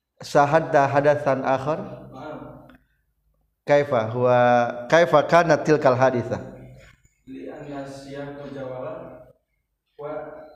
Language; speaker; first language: Arabic; non-native, learner; Indonesian